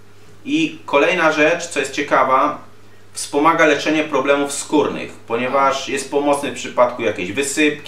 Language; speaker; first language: Polish; native; Polish